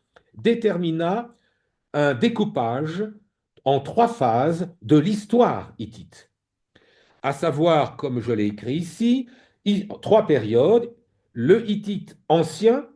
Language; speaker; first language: French; native; French